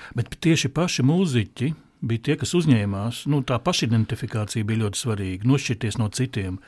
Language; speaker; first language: Latvian; native; Latvian